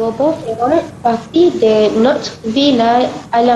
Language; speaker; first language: French; non-native, learner; Malay